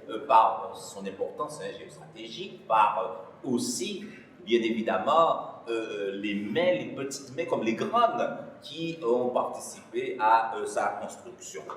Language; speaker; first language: French; native; French